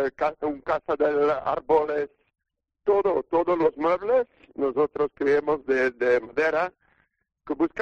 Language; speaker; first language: Spanish; non-native, learner; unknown